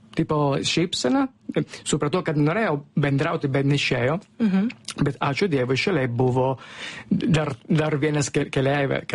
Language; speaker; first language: Lithuanian; non-native, learner; Italian